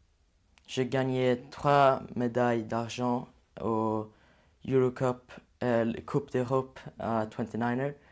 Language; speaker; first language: French; non-native, learner; Swedish